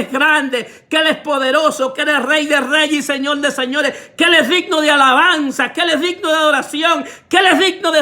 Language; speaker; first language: Spanish; native; Spanish